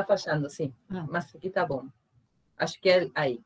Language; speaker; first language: Portuguese; non-native, fluent; Spanish